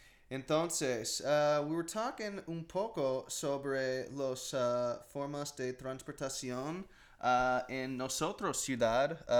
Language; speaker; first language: Spanish; non-native, learner; English